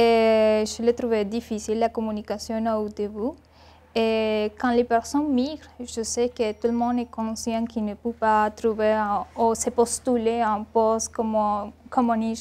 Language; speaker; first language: French; non-native, learner; Spanish